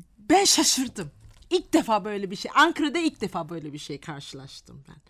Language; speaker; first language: Turkish; non-native, fluent; Malay